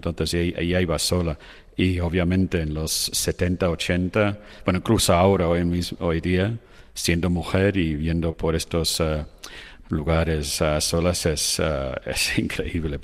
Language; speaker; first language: Spanish; non-native, fluent; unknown